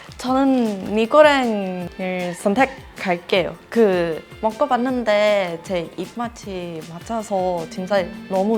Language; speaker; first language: Korean; non-native, fluent; Thai